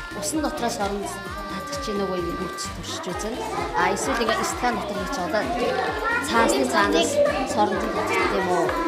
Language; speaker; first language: Mongolian; native; Mongolian